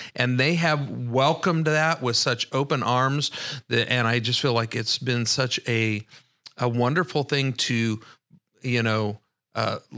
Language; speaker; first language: English; native; English